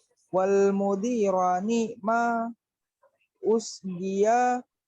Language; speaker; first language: Arabic; non-native, learner; Indonesian